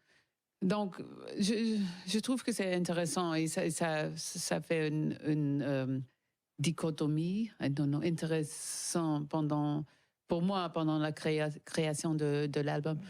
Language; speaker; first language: French; non-native, learner; English